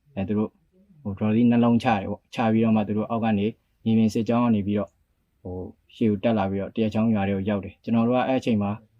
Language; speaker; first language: Burmese; native; Burmese